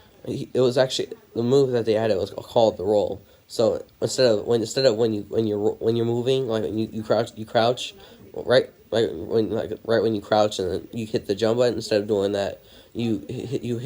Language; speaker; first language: English; native; English